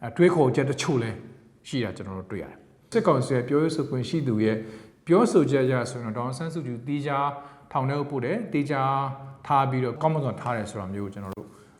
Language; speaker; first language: Burmese; native; Burmese